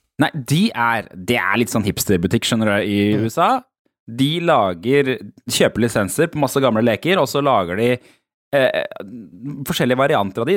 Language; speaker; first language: Norwegian; native; Norwegian